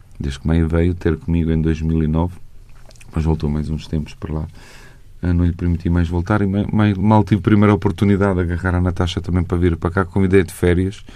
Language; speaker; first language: Portuguese; non-native, fluent; Bosnian